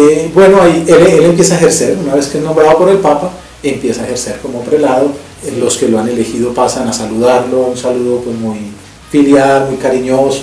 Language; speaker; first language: Spanish; native; Spanish